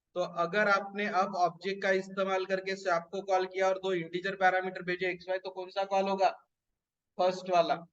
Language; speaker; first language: Hindi; non-native, local second language; Marathi